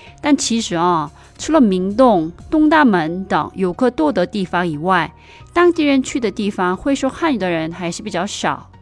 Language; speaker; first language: Chinese; non-native, fluent; Korean